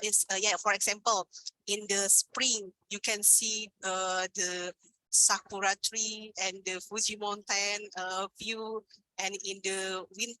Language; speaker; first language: English; non-native, learner; Indonesian